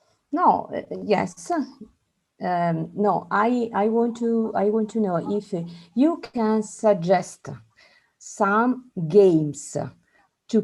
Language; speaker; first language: English; non-native, learner; Italian